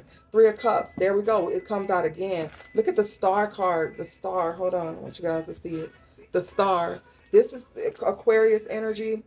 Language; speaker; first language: English; native; English